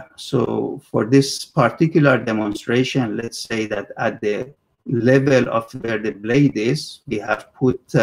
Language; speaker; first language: English; non-native, fluent; Persian